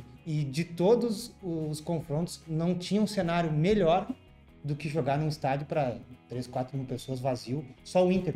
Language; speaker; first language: Portuguese; native; Portuguese